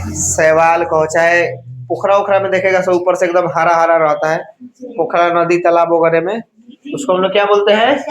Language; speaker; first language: Hindi; native; Hindi